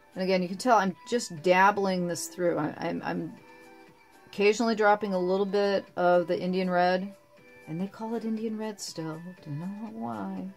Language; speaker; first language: English; native; English